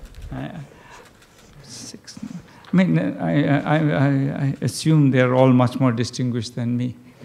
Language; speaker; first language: English; non-native, local second language; Bangla